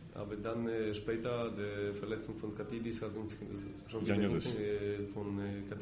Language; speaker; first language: German; non-native, fluent; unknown